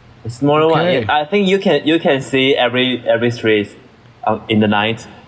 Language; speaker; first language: English; non-native, learner; Chinese